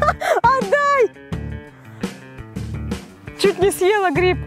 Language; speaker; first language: Russian; native; Russian